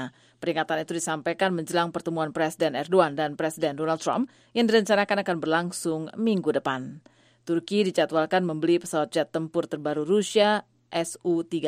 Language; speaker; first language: Indonesian; native; Indonesian